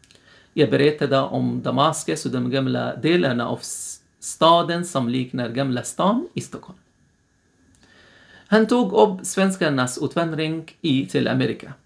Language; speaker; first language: Swedish; non-native, fluent; Arabic